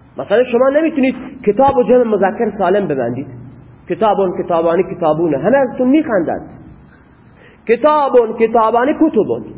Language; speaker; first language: Persian; non-native, local second language; Baluchi